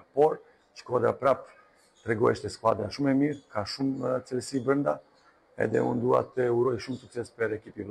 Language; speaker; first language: Albanian; non-native, learner; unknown